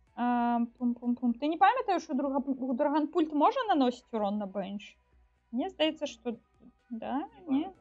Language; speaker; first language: Belarusian; non-native, local second language; Russian